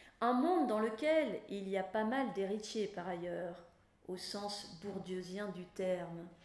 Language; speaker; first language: French; native; French